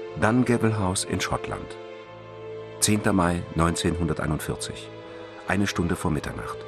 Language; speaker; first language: German; native; German